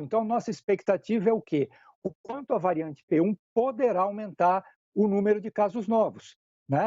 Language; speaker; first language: Portuguese; native; Portuguese